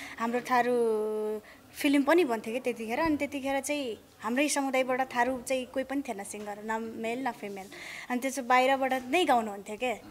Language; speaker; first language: Nepali; non-native, local second language; Dangaura Tharu